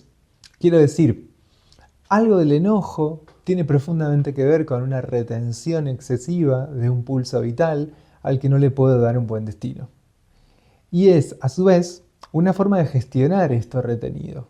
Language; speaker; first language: Spanish; native; Spanish